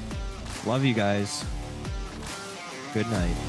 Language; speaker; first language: English; native; English